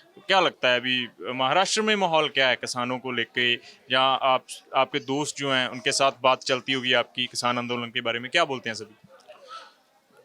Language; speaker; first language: Hindi; non-native, local second language; Punjabi